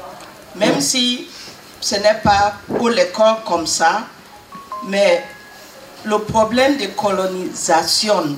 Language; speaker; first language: French; non-native, learner; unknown